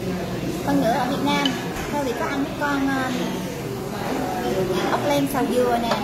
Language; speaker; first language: Vietnamese; early bilingual, heritage; Vietnamese